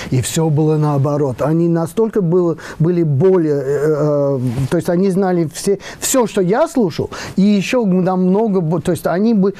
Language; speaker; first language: Russian; non-native, fluent; English